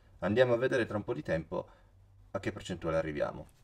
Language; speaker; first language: Italian; native; Italian